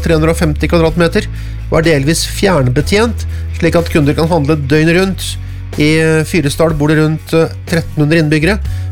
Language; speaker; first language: Norwegian; native; Norwegian